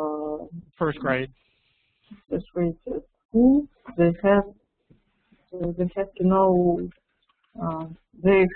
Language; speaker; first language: English; non-native, fluent; Russian